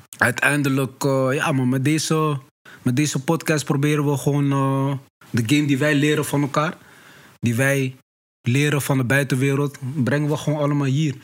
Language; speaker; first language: Dutch; early bilingual, other home language; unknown